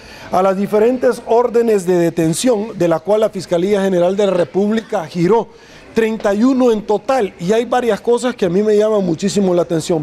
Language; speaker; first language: Spanish; native; Spanish